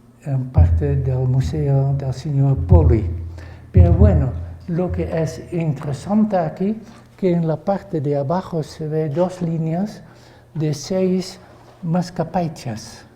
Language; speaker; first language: Spanish; non-native, fluent; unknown